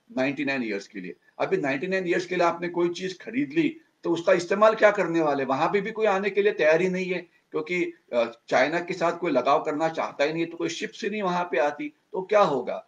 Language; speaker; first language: Hindi; non-native, local second language; Marathi